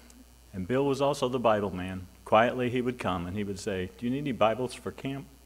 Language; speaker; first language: English; native; English